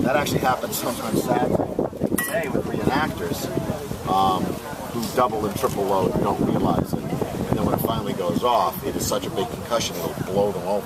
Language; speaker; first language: English; native; English